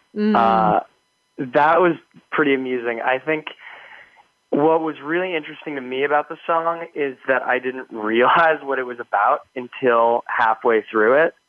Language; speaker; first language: English; native; English